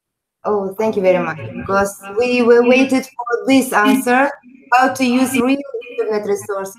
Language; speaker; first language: English; non-native, fluent; Uzbek